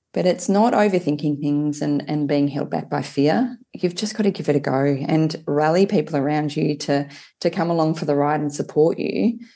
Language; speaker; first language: English; native; English